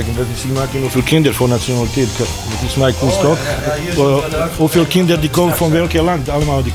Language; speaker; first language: Dutch; non-native, learner; Bosnian